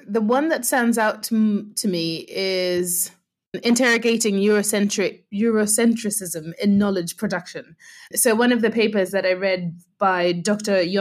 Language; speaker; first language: English; non-native, local second language; Nyanja